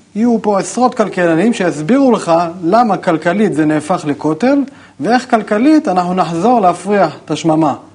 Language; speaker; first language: Hebrew; native; Hebrew